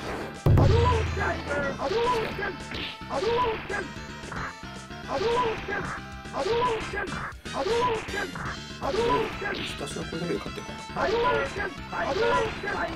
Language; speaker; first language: Japanese; native; Japanese